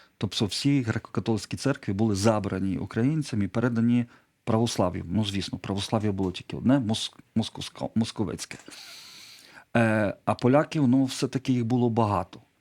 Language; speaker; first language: Ukrainian; non-native, local second language; Polish